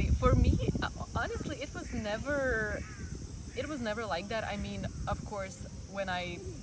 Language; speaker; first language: English; non-native, fluent; Croatian